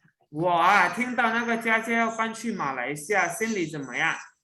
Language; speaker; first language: Chinese; non-native, local second language; Indonesian